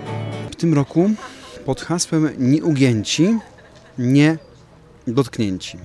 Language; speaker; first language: Polish; native; Polish